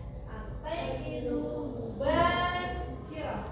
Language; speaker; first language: Arabic; non-native, fluent; Indonesian